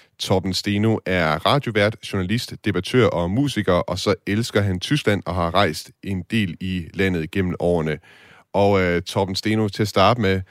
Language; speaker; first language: Danish; native; Danish